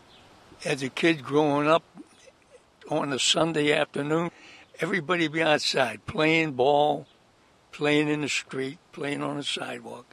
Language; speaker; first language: English; native; English